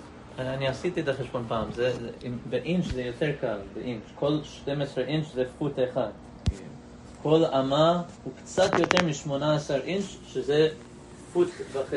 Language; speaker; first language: Hebrew; non-native, fluent; English